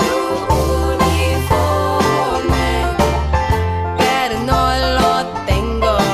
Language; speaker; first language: Spanish; non-native, learner; English